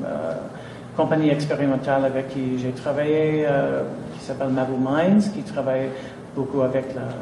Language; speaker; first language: French; non-native, fluent; English